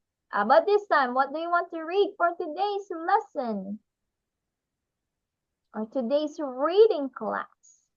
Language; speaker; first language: English; non-native, local second language; Filipino